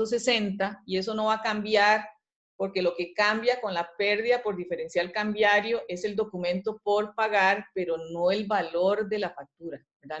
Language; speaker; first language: Spanish; native; Spanish